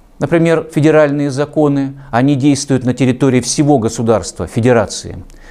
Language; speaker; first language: Russian; native; Russian